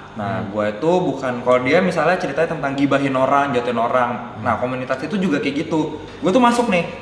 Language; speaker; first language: Indonesian; native; Indonesian